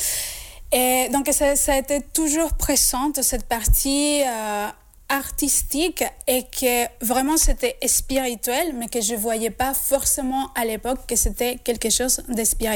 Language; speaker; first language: French; non-native, fluent; Spanish